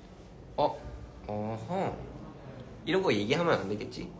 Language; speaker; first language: Korean; early bilingual, heritage; Korean